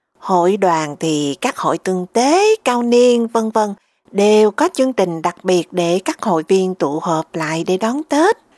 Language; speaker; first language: Vietnamese; native; Vietnamese